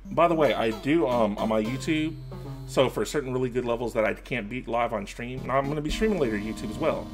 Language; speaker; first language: English; native; English